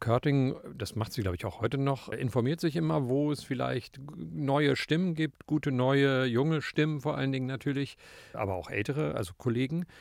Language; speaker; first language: German; native; German